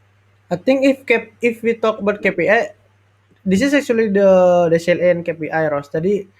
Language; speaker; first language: English; non-native, learner; Indonesian